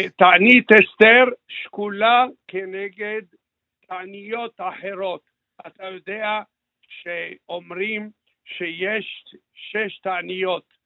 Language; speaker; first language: Hebrew; early bilingual, other home language; Arabic